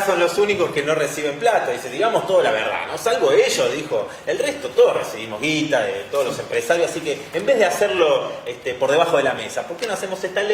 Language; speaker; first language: Spanish; native; Spanish